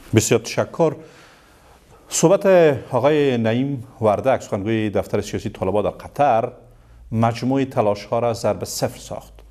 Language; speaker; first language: Persian; native; Persian